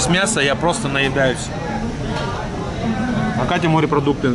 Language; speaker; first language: Russian; native; Russian